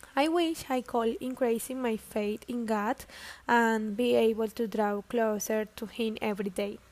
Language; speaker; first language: English; non-native, learner; Spanish